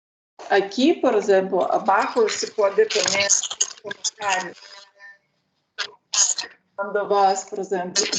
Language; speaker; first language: Spanish; non-native, learner; Lithuanian